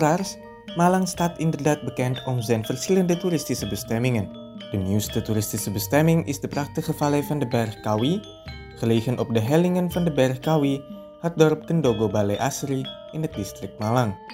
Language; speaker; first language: Dutch; non-native, fluent; Indonesian